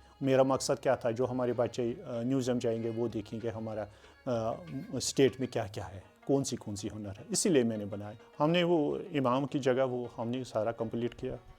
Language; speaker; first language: Urdu; non-native, local second language; Kashmiri